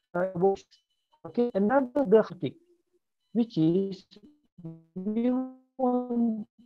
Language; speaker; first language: English; non-native, local second language; Malay